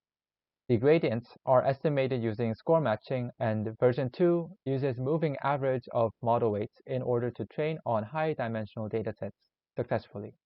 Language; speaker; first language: English; non-native, learner; Korean